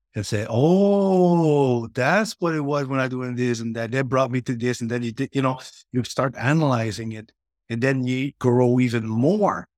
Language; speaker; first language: English; native; English